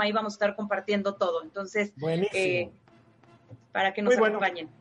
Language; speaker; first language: Spanish; native; Spanish